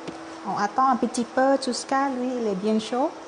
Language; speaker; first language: French; non-native, learner; Thai